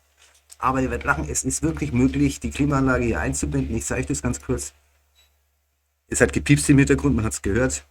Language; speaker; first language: German; native; German